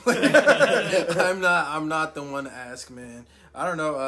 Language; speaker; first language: English; non-native, local second language; Filipino